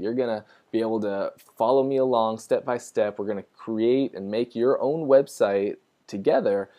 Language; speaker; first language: English; native; English